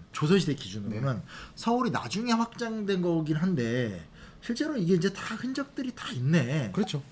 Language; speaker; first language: Korean; native; Korean